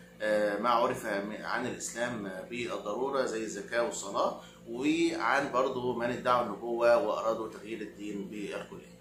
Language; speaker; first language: Arabic; native; Arabic